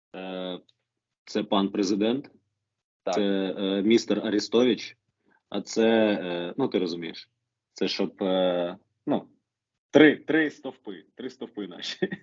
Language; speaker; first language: Ukrainian; non-native, local second language; Russian